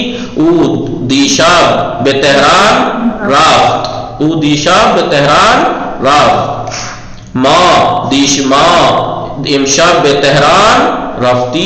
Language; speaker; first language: Persian; non-native, fluent; Urdu